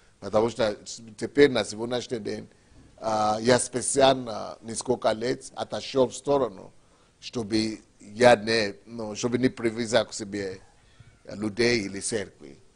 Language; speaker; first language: Russian; non-native, fluent; Yoruba